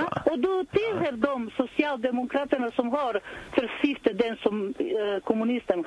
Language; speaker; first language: Swedish; non-native, fluent; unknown